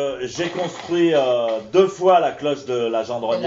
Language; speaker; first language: French; native; French